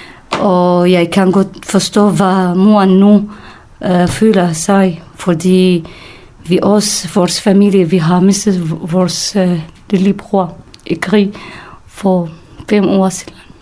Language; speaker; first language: Danish; non-native, learner; Kurdish